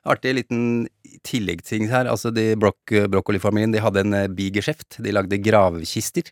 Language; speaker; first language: Norwegian; native; Norwegian